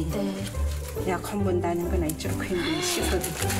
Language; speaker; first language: Korean; native; Korean